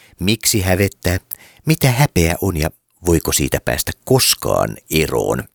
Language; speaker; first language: Finnish; native; Finnish